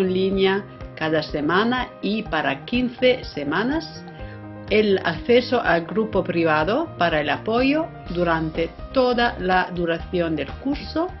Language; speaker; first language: Spanish; non-native, fluent; Italian